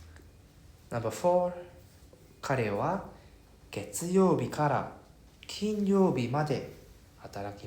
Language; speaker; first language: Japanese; non-native, fluent; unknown